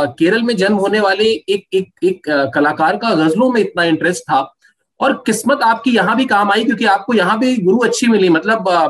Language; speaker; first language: Hindi; native; Hindi